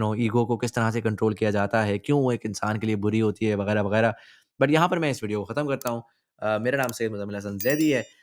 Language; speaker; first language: Urdu; native; Urdu